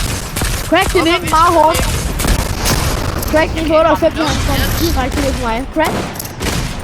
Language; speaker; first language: Danish; native; Danish